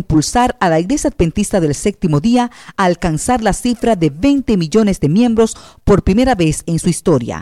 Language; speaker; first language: Spanish; native; Spanish